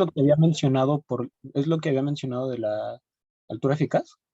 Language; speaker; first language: Spanish; native; Spanish